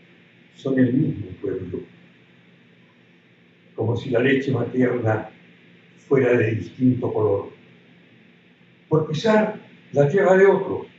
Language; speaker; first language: Spanish; native; Spanish